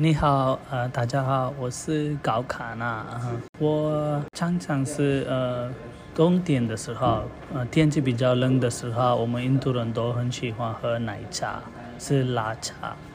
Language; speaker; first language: Chinese; non-native, learner; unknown